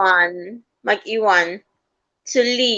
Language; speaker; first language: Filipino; non-native, fluent; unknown